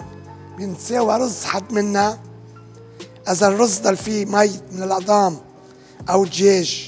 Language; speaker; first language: Arabic; native; Arabic